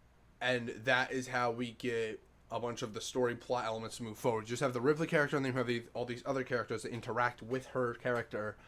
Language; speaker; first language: English; native; English